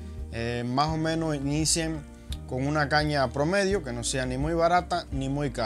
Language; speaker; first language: Spanish; native; Spanish